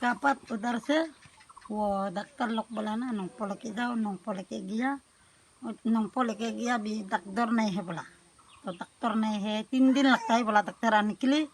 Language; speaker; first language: Hindi; non-native, local second language; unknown